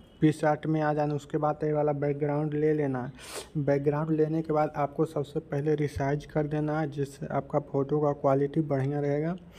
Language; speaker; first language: Hindi; native; Hindi